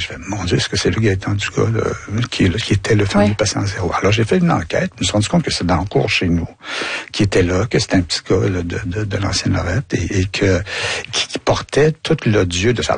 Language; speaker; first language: French; native; French